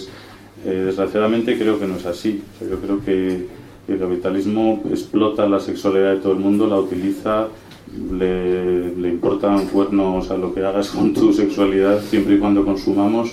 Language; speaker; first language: Spanish; native; Spanish